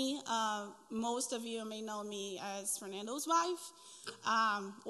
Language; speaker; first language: English; non-native, fluent; Portuguese